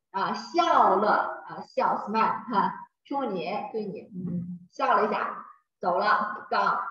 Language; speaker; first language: Chinese; non-native, learner; Thai